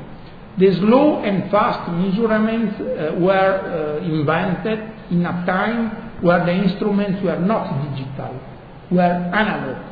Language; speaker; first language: English; non-native, fluent; Italian